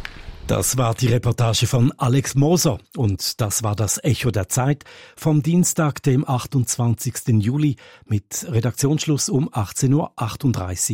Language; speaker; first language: German; native; German